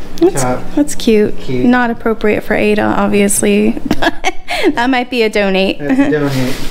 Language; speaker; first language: English; native; English